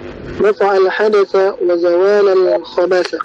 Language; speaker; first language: Arabic; non-native, learner; Indonesian